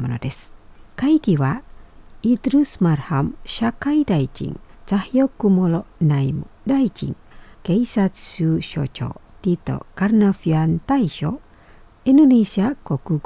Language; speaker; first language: Japanese; non-native, fluent; Indonesian